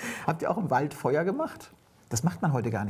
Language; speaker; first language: German; native; German